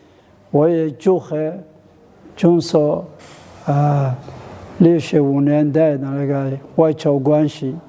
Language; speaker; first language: Chinese; non-native, fluent; Somali